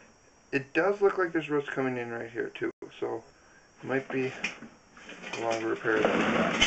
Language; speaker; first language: English; native; English